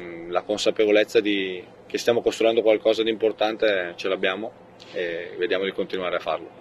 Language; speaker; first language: Italian; native; Italian